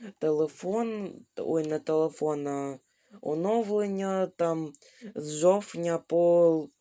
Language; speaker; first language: Ukrainian; non-native, local second language; Russian